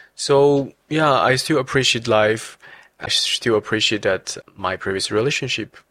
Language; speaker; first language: English; non-native, fluent; Chinese